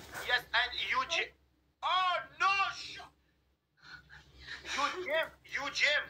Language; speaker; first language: English; non-native, learner; Pashto